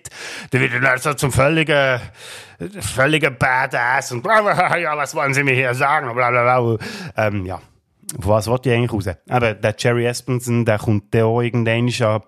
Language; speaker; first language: German; native; German